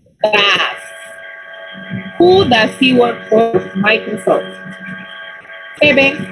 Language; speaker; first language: English; non-native, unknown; Spanish